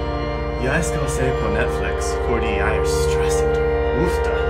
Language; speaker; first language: Norwegian; non-native, learner; English